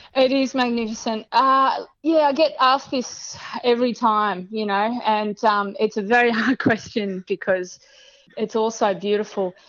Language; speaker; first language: English; native; English